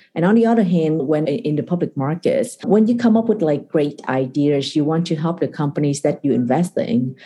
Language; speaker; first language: English; non-native, fluent; Vietnamese